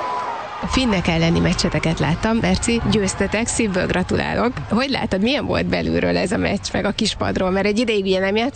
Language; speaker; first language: Hungarian; native; Hungarian